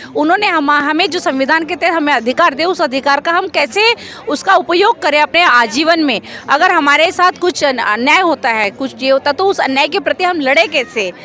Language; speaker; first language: Hindi; non-native, local second language; Marathi